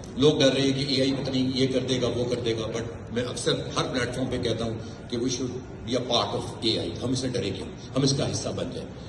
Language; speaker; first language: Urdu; early bilingual, heritage; Urdu